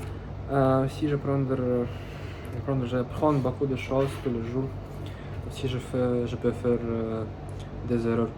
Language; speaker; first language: French; non-native, learner; Russian